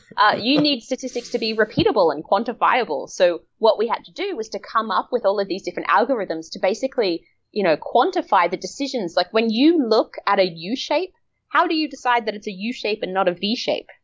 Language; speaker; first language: English; native; English